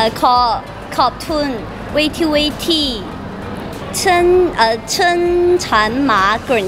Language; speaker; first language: Thai; non-native, learner; Chinese